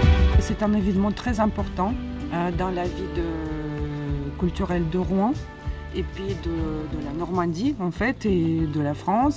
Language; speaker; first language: French; non-native, fluent; Russian